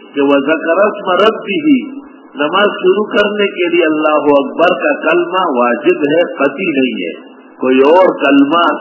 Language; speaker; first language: Urdu; non-native, local second language; Pashto